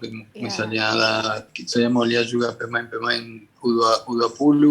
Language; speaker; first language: Indonesian; non-native, fluent; Spanish